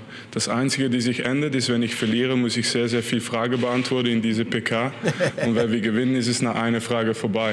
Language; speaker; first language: German; non-native, fluent; French